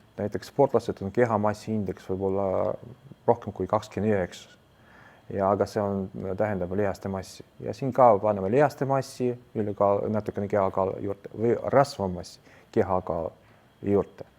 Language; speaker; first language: Estonian; non-native, learner; Russian